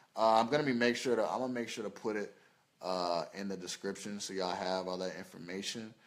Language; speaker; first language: English; native; English